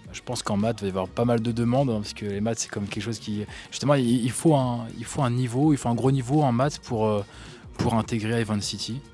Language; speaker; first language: French; native; French